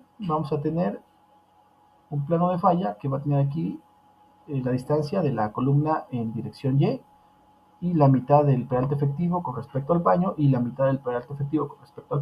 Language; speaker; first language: Spanish; native; Spanish